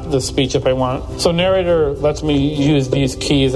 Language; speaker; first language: English; native; English